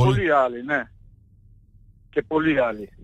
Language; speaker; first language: Greek; non-native, fluent; Portuguese